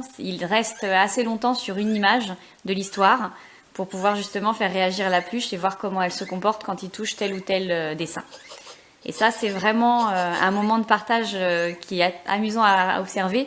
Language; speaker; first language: French; native; French